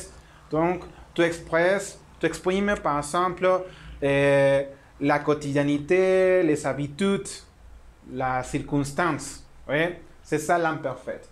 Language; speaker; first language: French; non-native, learner; Spanish